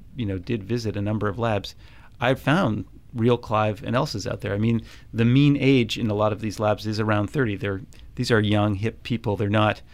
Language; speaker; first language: English; native; English